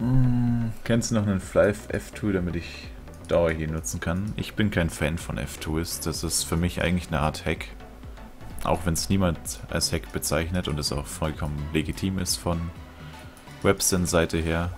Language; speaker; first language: German; native; German